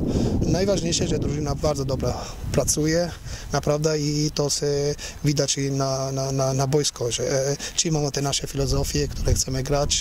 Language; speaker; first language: Polish; non-native, learner; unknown